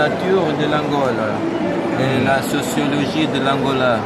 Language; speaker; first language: French; non-native, fluent; Portuguese